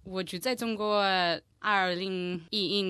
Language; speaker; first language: Chinese; non-native, learner; English